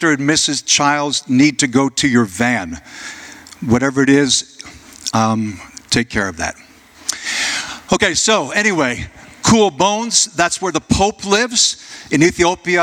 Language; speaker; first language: English; native; English